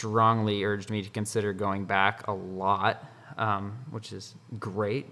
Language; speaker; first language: English; native; English